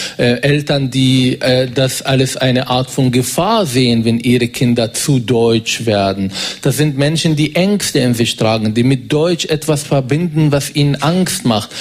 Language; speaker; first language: German; non-native, fluent; Arabic